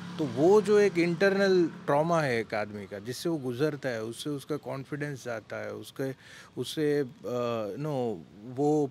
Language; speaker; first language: Hindi; non-native, local second language; Gujarati